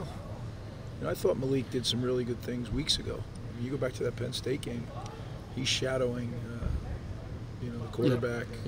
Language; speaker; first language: English; native; English